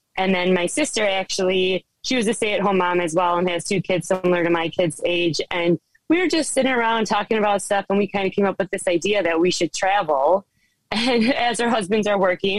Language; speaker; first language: English; native; English